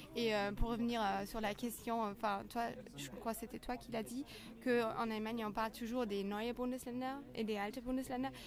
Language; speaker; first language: French; non-native, fluent; German